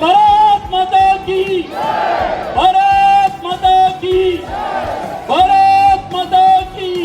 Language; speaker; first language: Telugu; native; Telugu